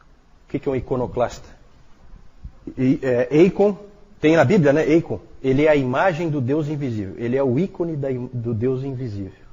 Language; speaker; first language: Portuguese; native; Portuguese